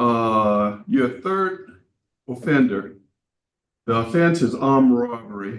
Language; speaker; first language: English; native; English